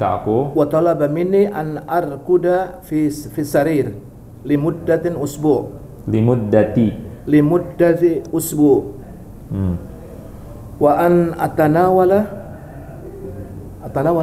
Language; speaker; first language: Arabic; non-native, learner; Indonesian